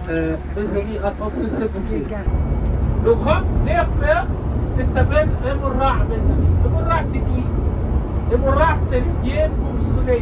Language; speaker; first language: French; non-native, learner; Arabic